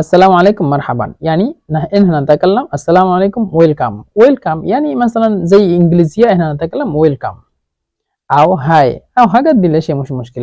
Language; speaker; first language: Arabic; non-native, fluent; Bangla